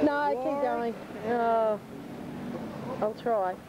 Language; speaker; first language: English; native; English